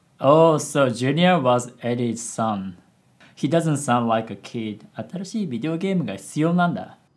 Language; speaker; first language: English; non-native, fluent; Japanese